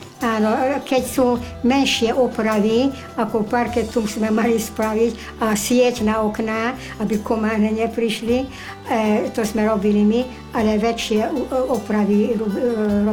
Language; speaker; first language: Slovak; native; Slovak